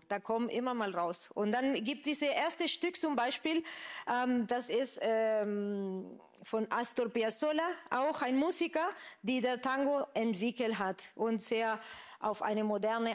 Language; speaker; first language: German; non-native, fluent; Spanish